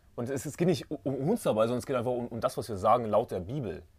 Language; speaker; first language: German; native; German